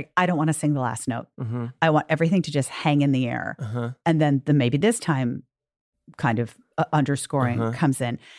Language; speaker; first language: English; native; English